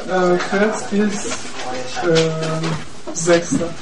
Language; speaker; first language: German; non-native, learner; Persian